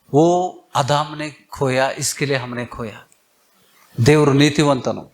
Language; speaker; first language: Hindi; non-native, local second language; Kannada